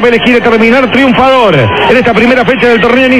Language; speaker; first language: Spanish; native; Spanish